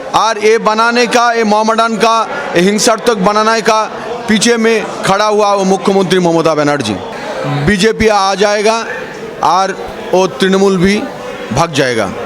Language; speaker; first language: Hindi; non-native, local second language; Bangla